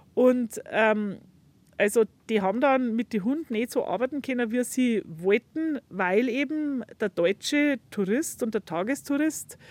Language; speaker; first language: German; native; German